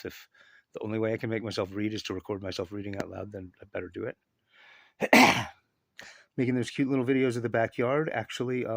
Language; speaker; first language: English; native; English